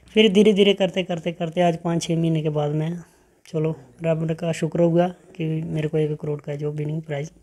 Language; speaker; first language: Hindi; native; Hindi